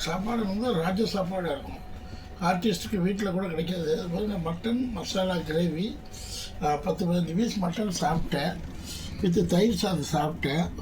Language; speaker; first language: Tamil; native; Tamil